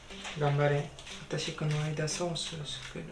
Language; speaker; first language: Japanese; non-native, learner; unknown